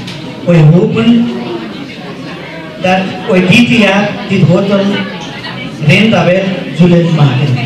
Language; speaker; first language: Dutch; non-native, learner; Nepali